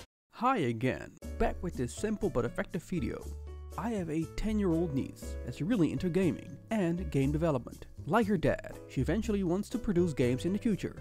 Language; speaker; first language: English; non-native, fluent; Dutch